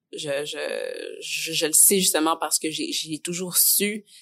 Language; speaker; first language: French; native; French